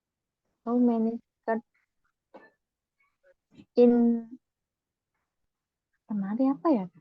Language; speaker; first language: English; non-native, learner; Indonesian